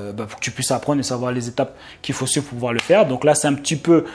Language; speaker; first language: French; native; French